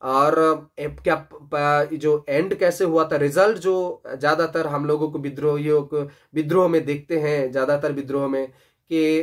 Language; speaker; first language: Hindi; non-native, local second language; Bangla